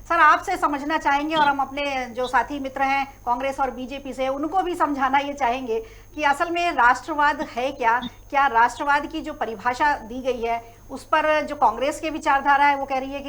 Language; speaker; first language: Hindi; native; Hindi